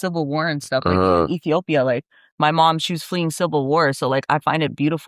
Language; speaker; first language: English; native; English